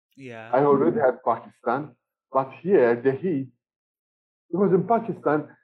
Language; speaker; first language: English; non-native, fluent; Maltese